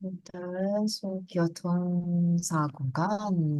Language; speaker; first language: Korean; non-native, learner; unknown